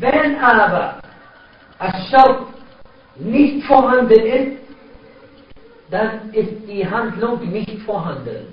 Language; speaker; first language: German; non-native, fluent; Arabic